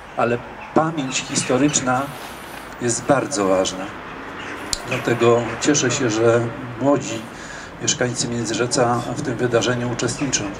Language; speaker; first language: Polish; native; Polish